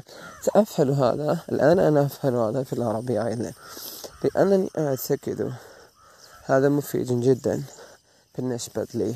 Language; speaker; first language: Arabic; non-native, learner; Malay